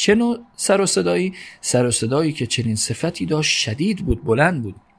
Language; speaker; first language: Persian; native; Persian